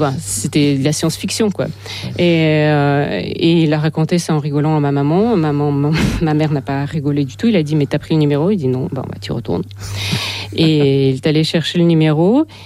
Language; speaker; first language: French; non-native, fluent; Russian